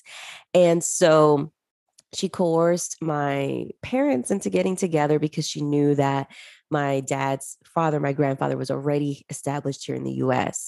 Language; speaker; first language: English; native; English